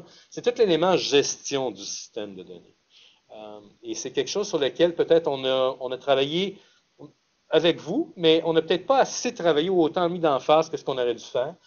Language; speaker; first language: French; native; French